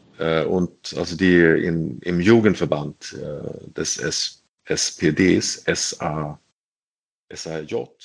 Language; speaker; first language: German; non-native, fluent; Swedish